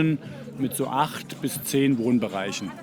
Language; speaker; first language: German; native; German